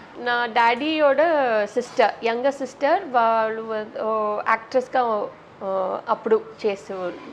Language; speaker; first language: Telugu; non-native, local second language; Tamil